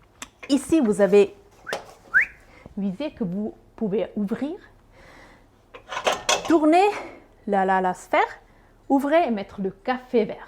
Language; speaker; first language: French; non-native, local second language; Swiss German